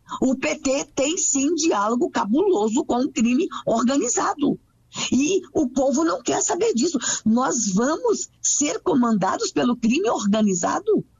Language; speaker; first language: Portuguese; native; Portuguese